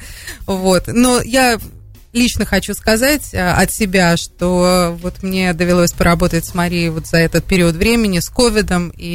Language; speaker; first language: Russian; native; Russian